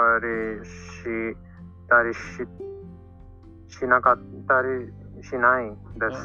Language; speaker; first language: Japanese; non-native, learner; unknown